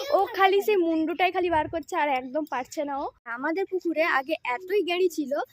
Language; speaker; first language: Bangla; non-native, local second language; Santali